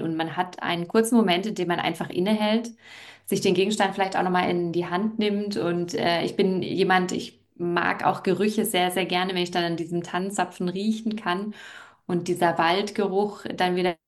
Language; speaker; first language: German; native; German